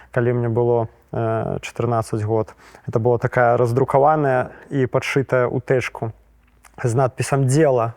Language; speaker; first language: Belarusian; non-native, local second language; Russian